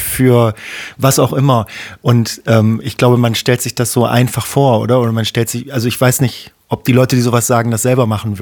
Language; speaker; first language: German; native; German